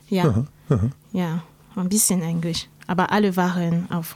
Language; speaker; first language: German; non-native, learner; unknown